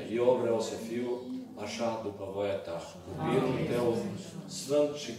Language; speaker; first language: Romanian; non-native, learner; Serbian